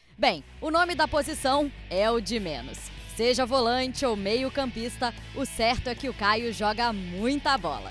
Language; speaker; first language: Portuguese; native; Portuguese